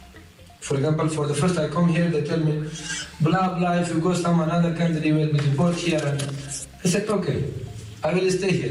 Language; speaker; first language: English; non-native, learner; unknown